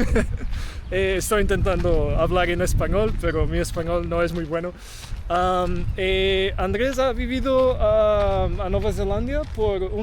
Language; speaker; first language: Spanish; non-native, learner; English